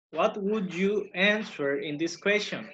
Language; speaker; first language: English; non-native, fluent; Spanish